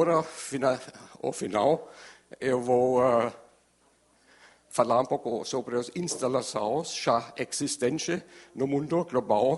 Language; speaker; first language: Portuguese; non-native, learner; German